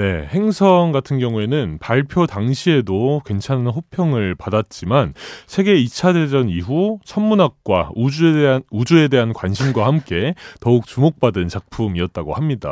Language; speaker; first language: Korean; native; Korean